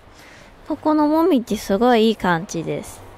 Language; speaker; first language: Japanese; non-native, fluent; Chinese